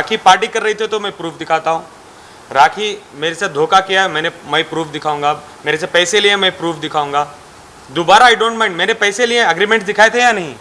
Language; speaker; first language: Hindi; native; Hindi